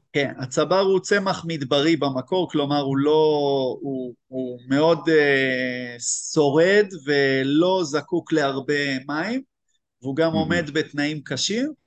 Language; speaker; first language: Hebrew; native; Hebrew